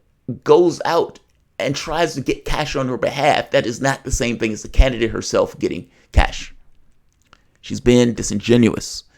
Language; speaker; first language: English; native; English